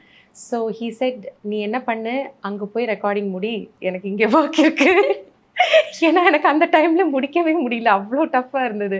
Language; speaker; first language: Tamil; non-native, fluent; Malayalam